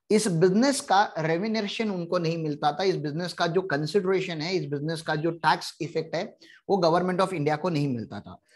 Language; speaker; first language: Hindi; non-native, local second language; Marathi